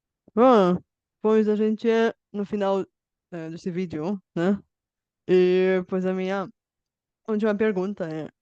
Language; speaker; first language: Portuguese; non-native, fluent; Bulgarian